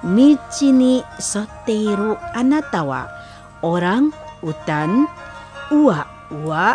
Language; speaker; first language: Japanese; non-native, fluent; Indonesian